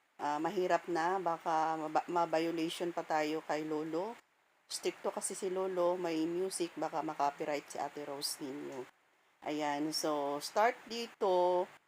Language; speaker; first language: Filipino; non-native, local second language; Cebuano